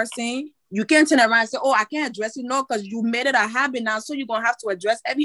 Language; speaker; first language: English; non-native, fluent; French